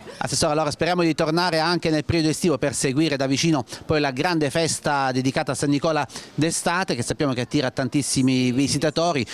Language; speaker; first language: Italian; native; Italian